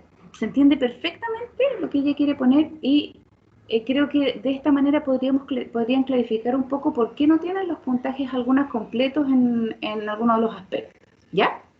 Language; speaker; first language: Spanish; native; Spanish